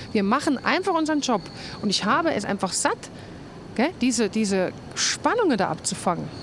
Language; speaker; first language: German; native; German